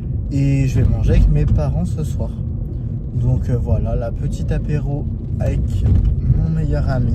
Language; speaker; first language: French; native; French